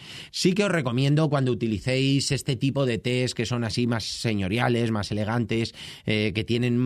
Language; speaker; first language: Spanish; native; Spanish